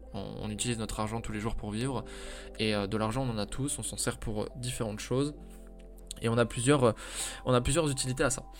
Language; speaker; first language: French; native; French